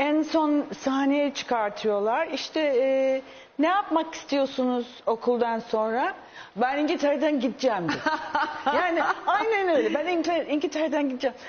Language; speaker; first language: Turkish; non-native, fluent; English